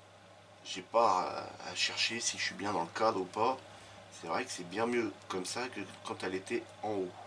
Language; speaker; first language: French; native; French